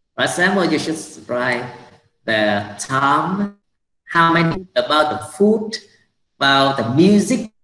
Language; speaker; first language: English; non-native, fluent; Vietnamese